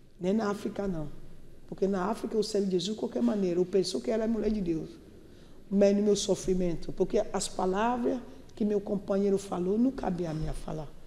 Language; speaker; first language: Portuguese; non-native, learner; Yoruba